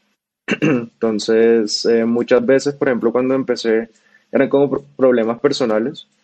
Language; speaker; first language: Spanish; native; Spanish